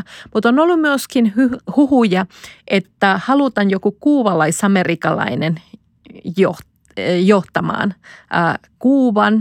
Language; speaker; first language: Finnish; non-native, fluent; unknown